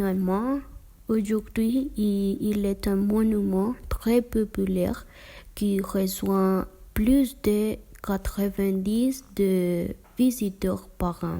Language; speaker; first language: French; non-native, learner; Spanish